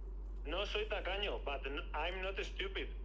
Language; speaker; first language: English; non-native, learner; Spanish